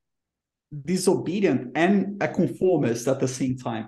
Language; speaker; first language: English; non-native, fluent; Portuguese